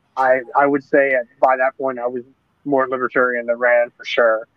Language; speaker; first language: English; native; English